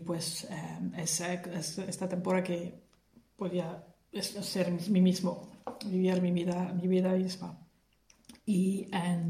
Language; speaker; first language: Spanish; non-native, fluent; French